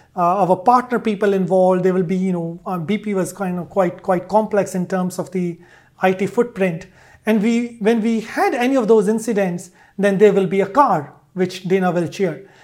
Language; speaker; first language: English; non-native, local second language; Hindi